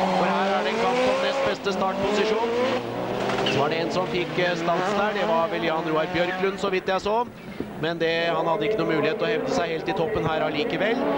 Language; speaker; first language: Norwegian; native; Norwegian